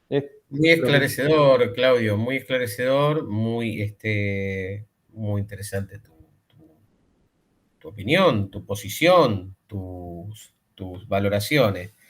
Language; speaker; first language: Spanish; native; Spanish